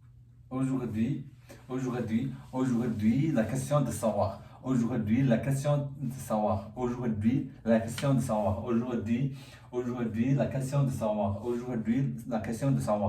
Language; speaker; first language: French; non-native, learner; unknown